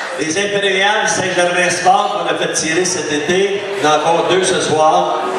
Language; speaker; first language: French; native; French